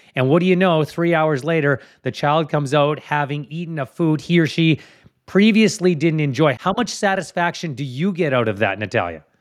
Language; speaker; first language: English; native; English